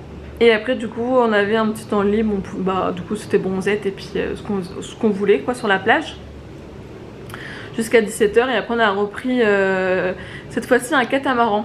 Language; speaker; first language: French; native; French